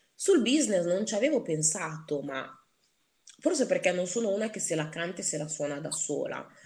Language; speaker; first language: Italian; early bilingual, other home language; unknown